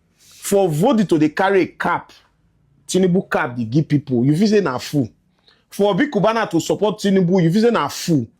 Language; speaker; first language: Nigerian Pidgin; native; Nigerian Pidgin